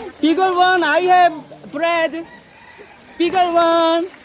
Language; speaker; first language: English; non-native, learner; Korean